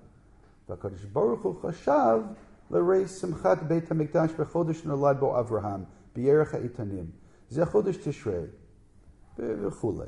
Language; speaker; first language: Hebrew; non-native, fluent; English